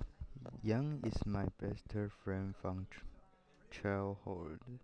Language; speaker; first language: English; non-native, learner; Chinese